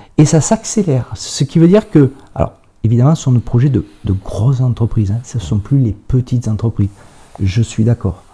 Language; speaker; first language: French; native; French